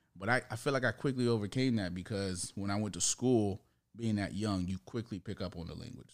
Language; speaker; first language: English; early bilingual, other home language; Haitian Creole